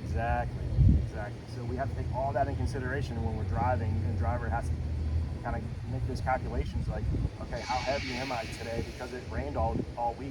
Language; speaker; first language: English; native; English